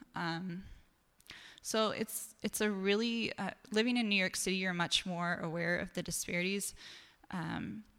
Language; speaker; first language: English; native; English